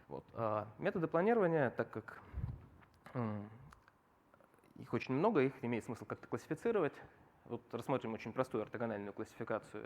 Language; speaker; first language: Russian; native; Russian